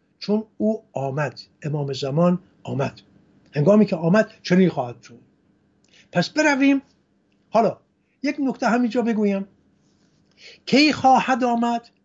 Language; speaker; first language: Persian; non-native, local second language; Assyrian Neo-Aramaic